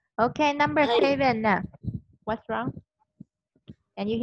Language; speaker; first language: English; non-native, fluent; Vietnamese